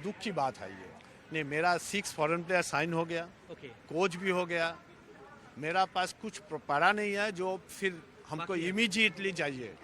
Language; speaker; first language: Hindi; non-native, local second language; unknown